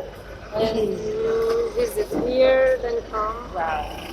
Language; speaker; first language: English; non-native, learner; Turkish